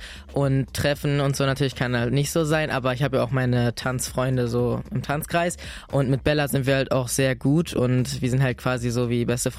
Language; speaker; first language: German; native; German